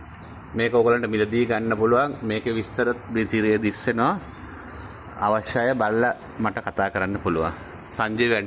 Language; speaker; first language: Sinhala; native; Sinhala